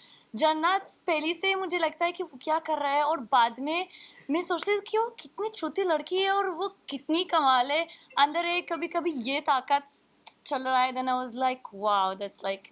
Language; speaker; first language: Hindi; non-native, learner; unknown